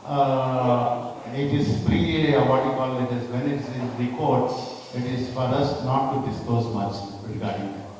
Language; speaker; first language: English; non-native, local second language; Kannada